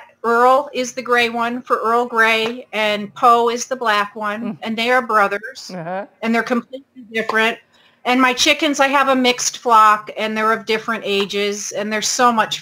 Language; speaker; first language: English; native; English